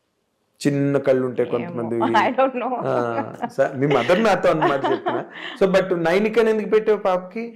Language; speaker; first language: Telugu; native; Telugu